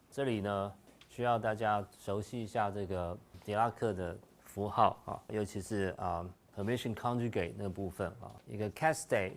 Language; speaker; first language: Chinese; native; Chinese